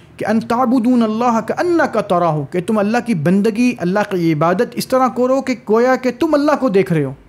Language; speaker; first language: Urdu; native; Urdu